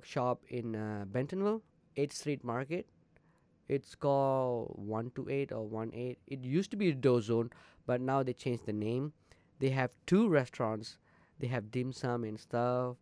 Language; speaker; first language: English; non-native, local second language; Tamil